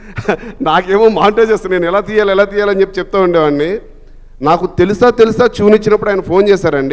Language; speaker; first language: Telugu; native; Telugu